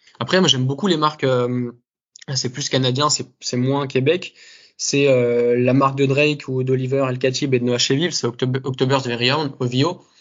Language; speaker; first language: French; native; French